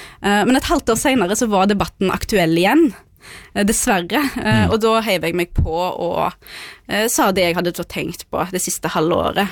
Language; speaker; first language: Norwegian; early bilingual, other home language; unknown